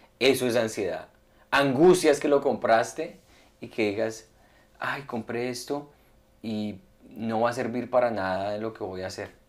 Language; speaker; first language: Spanish; native; Spanish